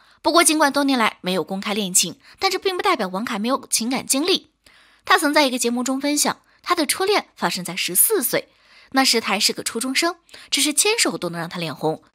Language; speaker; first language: Chinese; native; Chinese